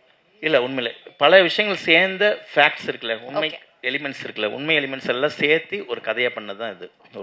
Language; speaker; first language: Tamil; native; Tamil